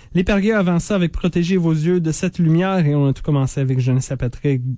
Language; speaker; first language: French; native; French